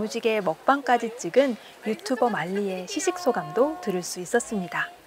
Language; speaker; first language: Korean; native; Korean